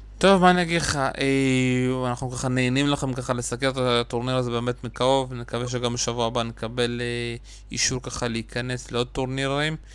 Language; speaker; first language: Hebrew; early bilingual, other home language; Russian